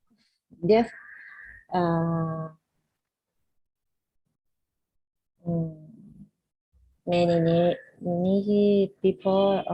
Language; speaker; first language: English; non-native, learner; Spanish